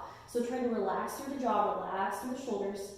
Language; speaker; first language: English; native; English